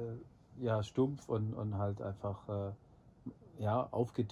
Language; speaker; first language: German; native; German